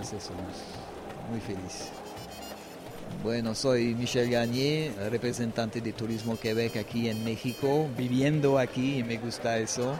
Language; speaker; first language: Spanish; non-native, fluent; French